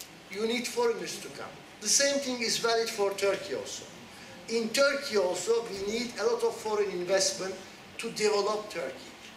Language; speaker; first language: English; non-native, fluent; Turkish